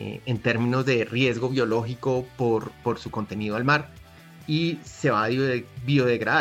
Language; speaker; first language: Spanish; native; Spanish